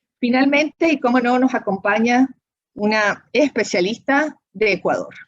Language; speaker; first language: Spanish; native; Spanish